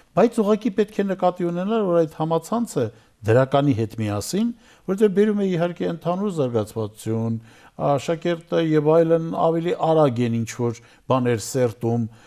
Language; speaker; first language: Armenian; native; Armenian